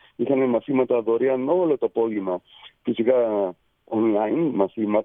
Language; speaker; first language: Greek; non-native, fluent; Spanish